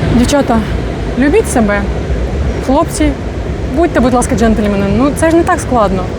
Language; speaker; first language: Ukrainian; non-native, local second language; Russian